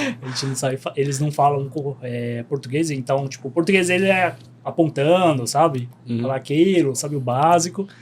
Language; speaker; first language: Portuguese; early bilingual, other home language; Korean